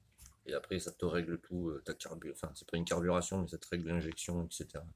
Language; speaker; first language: French; native; French